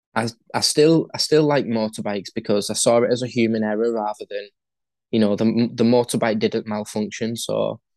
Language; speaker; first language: English; native; English